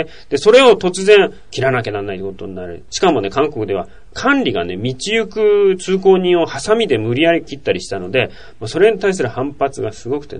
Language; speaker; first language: Japanese; native; Japanese